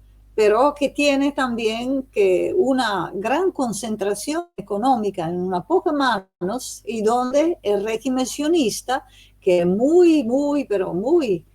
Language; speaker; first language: Spanish; non-native, fluent; Italian